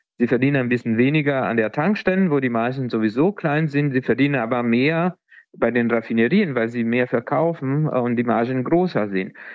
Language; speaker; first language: German; non-native, fluent; Italian